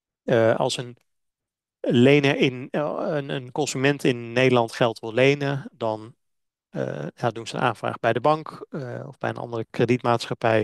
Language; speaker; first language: Dutch; native; Dutch